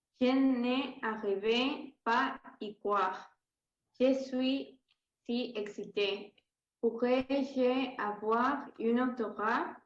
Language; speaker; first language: French; non-native, learner; Spanish